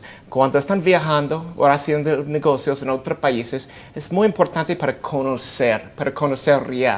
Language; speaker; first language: Spanish; non-native, fluent; English